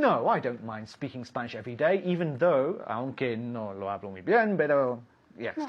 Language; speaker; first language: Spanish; non-native, learner; English